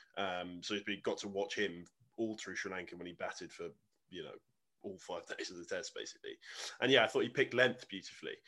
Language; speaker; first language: English; native; English